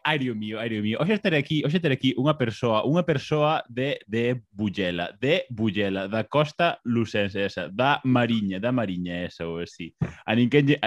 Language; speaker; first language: Galician; non-native, local second language; Spanish